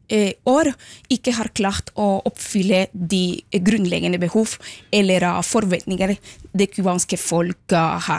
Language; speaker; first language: Norwegian; non-native, fluent; Spanish